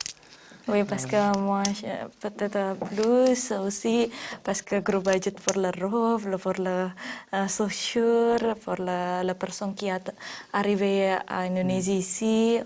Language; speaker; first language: French; non-native, learner; Indonesian